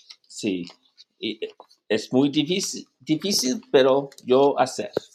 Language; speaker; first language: Spanish; non-native, learner; English